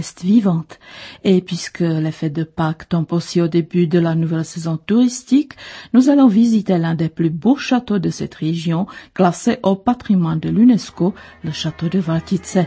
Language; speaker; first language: French; non-native, fluent; Czech